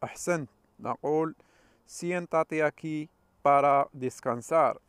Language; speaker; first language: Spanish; non-native, fluent; Arabic